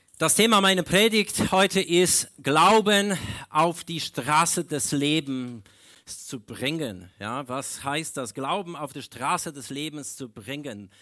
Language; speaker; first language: German; non-native, fluent; Polish